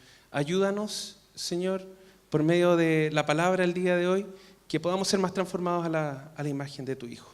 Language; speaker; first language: Spanish; native; Spanish